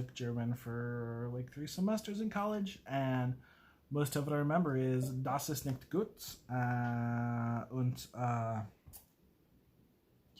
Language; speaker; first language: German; non-native, learner; English